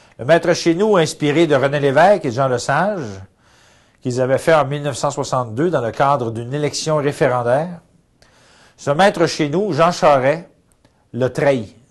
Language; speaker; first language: French; native; French